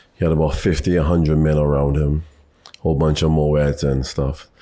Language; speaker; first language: English; native; English